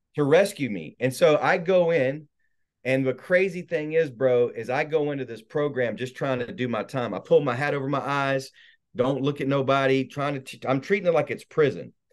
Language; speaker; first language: English; native; English